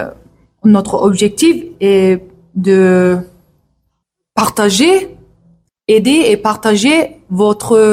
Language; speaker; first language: French; non-native, learner; English